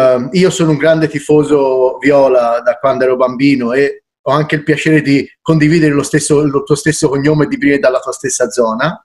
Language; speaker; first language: Italian; native; Italian